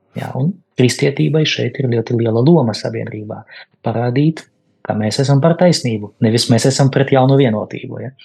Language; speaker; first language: Latvian; non-native, local second language; Russian